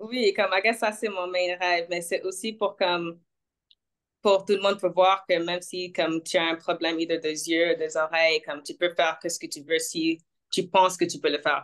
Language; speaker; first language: French; non-native, local second language; English